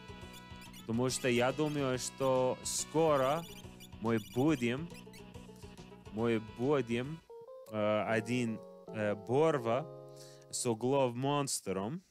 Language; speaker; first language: Russian; non-native, learner; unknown